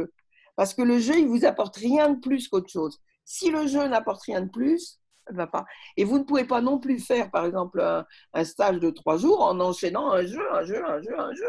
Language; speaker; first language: French; native; French